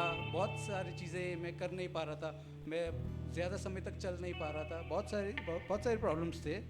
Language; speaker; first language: Hindi; non-native, local second language; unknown